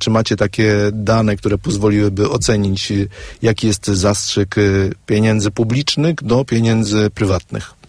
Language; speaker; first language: Polish; native; Polish